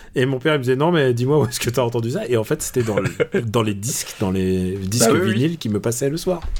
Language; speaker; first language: French; native; French